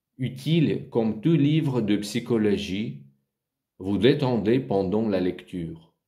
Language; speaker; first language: French; non-native, learner; Ukrainian